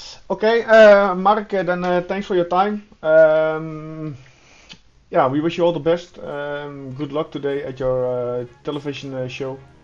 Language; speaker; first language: English; non-native, fluent; Dutch